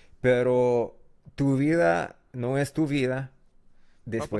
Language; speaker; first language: Spanish; non-native, learner; English